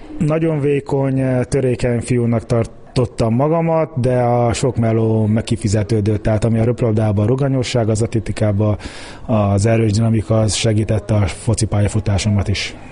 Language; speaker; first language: Hungarian; early bilingual, heritage; Hungarian